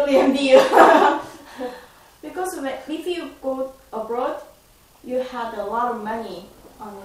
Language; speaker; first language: English; non-native, learner; Korean